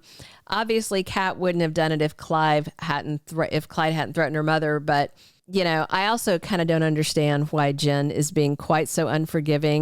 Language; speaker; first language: English; native; English